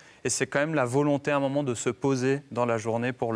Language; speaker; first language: French; native; French